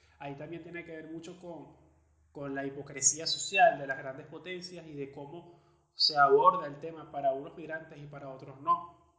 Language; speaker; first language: Spanish; native; Spanish